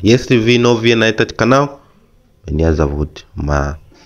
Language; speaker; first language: Russian; non-native, fluent; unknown